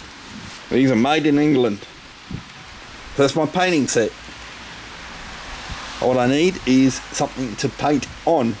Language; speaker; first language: English; native; English